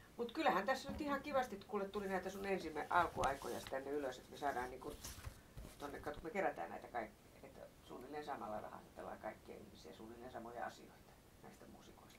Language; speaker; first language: Finnish; native; Finnish